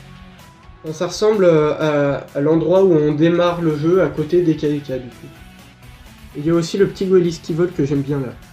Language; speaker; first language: French; native; French